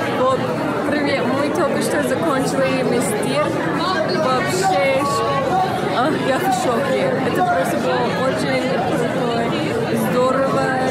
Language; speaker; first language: Russian; early bilingual, heritage; Russian